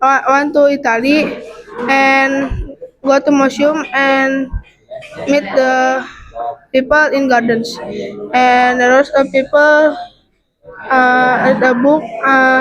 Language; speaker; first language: English; non-native, learner; Indonesian